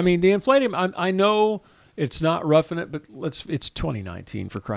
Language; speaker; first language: English; native; English